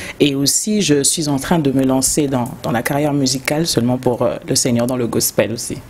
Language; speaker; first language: French; non-native, local second language; Lingala